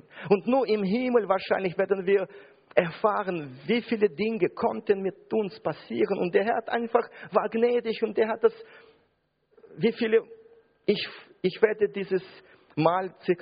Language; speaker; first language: German; non-native, fluent; Russian